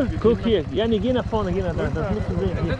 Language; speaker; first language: German; native; German